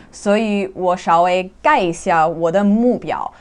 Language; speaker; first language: Chinese; non-native, fluent; English